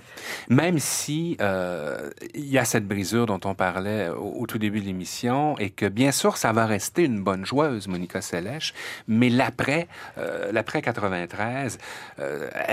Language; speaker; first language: French; native; French